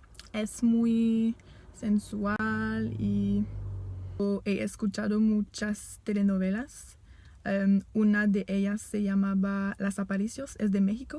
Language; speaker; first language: Spanish; non-native, fluent; French